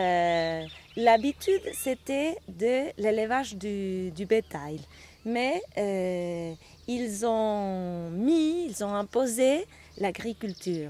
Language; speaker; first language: French; non-native, fluent; Spanish